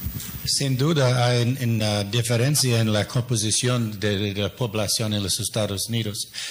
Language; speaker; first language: Spanish; non-native, fluent; English